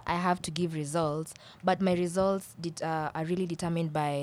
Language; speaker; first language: English; non-native, local second language; Swahili